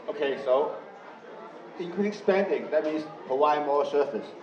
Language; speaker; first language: English; non-native, learner; Chinese